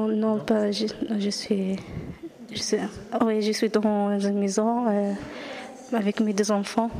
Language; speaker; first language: French; non-native, learner; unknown